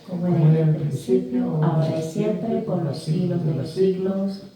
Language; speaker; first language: Spanish; native; Spanish